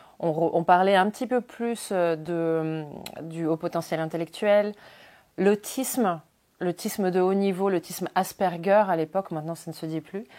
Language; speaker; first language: French; non-native, fluent; Ukrainian